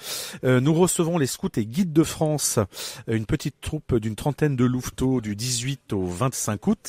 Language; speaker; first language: French; native; French